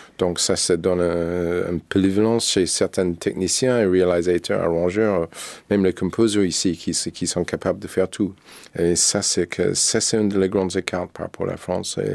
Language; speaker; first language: French; non-native, fluent; English